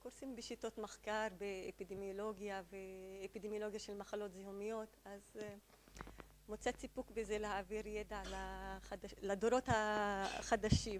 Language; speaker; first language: Hebrew; non-native, local second language; Arabic